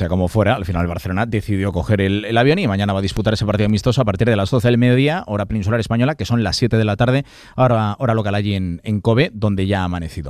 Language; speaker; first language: Spanish; native; Spanish